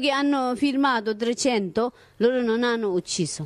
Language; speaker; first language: Italian; non-native, learner; Tibetan